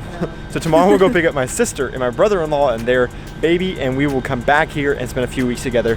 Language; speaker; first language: English; native; English